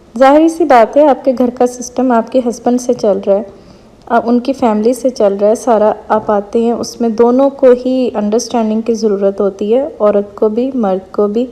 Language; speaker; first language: Urdu; native; Urdu